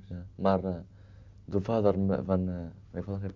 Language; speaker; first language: Dutch; non-native, learner; Arabic